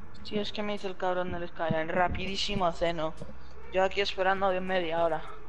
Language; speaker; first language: Spanish; native; Spanish